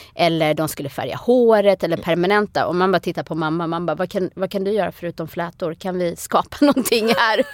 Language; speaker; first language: Swedish; early bilingual, other home language; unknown